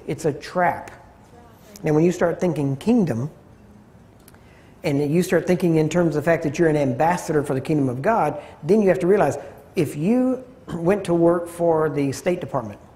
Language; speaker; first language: English; native; English